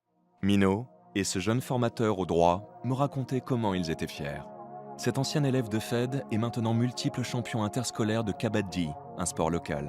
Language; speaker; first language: French; native; French